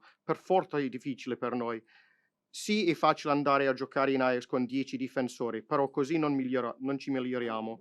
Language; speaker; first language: Italian; non-native, fluent; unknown